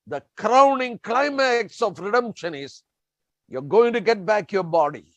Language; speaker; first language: English; non-native, local second language; Malayalam